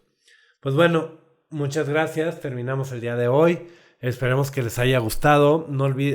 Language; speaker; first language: Spanish; native; Spanish